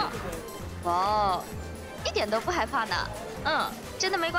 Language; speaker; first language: Chinese; native; Chinese